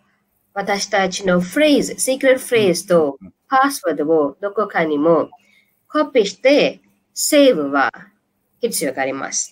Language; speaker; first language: Japanese; non-native, learner; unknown